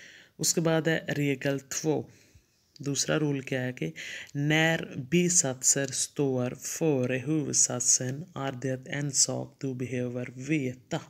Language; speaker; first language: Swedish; non-native, fluent; Urdu